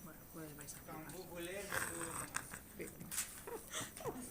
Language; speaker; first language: French; non-native, learner; Spanish